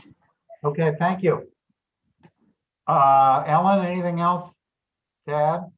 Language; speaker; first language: English; native; English